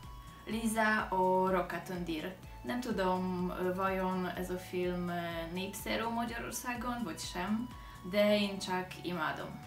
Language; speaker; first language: Hungarian; non-native, learner; Polish